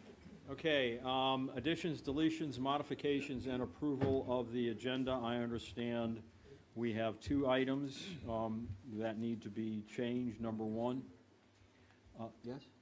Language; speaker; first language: English; native; English